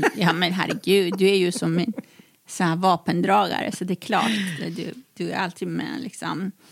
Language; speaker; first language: Swedish; non-native, fluent; Persian